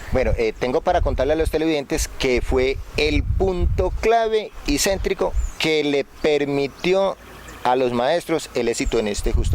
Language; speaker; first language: Spanish; native; Spanish